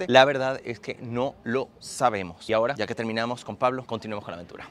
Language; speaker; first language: Spanish; native; Spanish